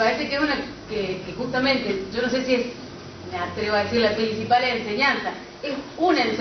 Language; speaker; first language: Spanish; native; Spanish